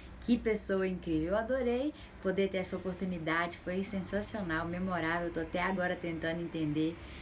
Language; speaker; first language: Portuguese; native; Portuguese